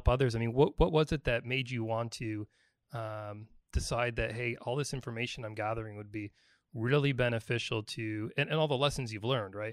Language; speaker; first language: English; native; English